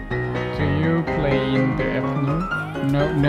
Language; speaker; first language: English; non-native, learner; Korean